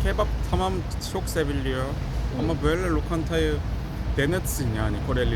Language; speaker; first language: Turkish; non-native, learner; Korean